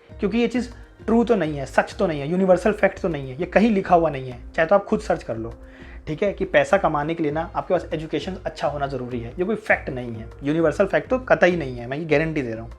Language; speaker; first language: Hindi; native; Hindi